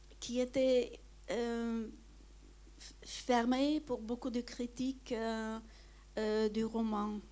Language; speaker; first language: French; non-native, fluent; Hungarian